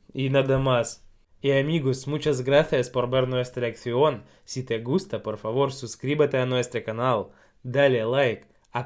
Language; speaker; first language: Spanish; non-native, learner; Russian